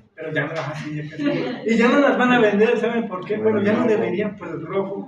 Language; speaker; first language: Spanish; native; Spanish